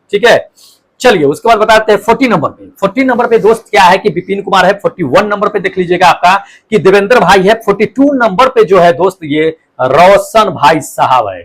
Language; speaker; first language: Hindi; native; Hindi